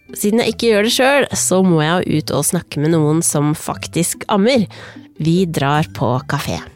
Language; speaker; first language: Norwegian; native; Norwegian